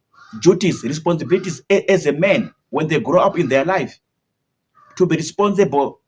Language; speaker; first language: English; non-native, local second language; Shona